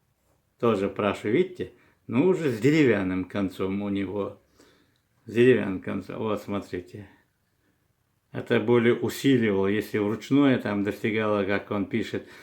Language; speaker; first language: Russian; non-native, local second language; Chechen